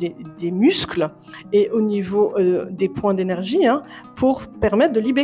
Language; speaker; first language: French; native; French